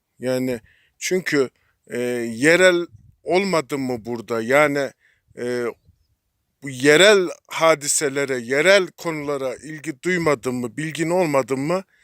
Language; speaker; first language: Turkish; native; Turkish